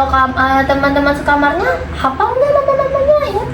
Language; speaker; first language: Indonesian; native; Indonesian